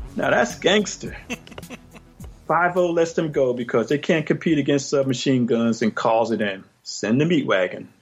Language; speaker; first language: English; native; English